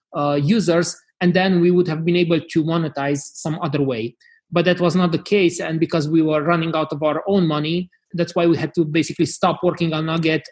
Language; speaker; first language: English; non-native, fluent; Romanian